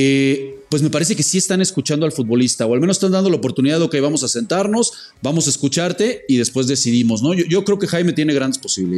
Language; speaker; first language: Spanish; native; Spanish